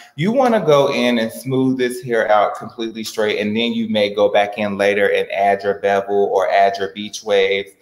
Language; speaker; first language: English; native; English